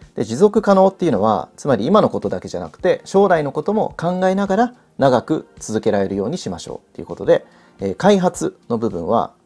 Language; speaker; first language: Japanese; early bilingual, heritage; Japanese